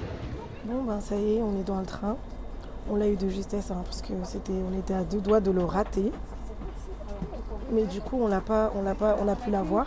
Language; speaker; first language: French; native; French